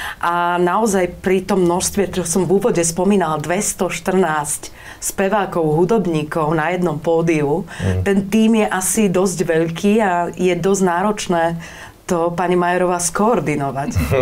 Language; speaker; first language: Slovak; native; Slovak